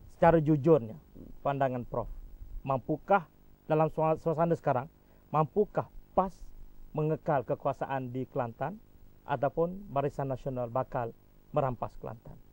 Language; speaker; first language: Malay; native; Malay